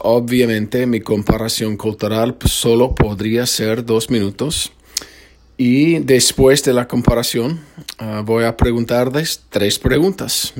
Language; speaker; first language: Spanish; non-native, fluent; English